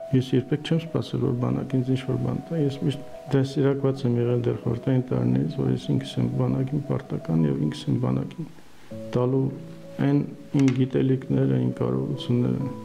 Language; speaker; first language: Armenian; early bilingual, heritage; Armenian